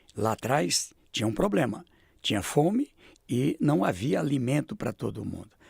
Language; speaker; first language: Portuguese; native; Portuguese